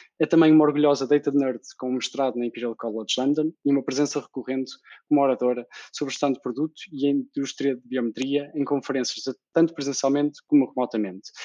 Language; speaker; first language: Portuguese; native; Portuguese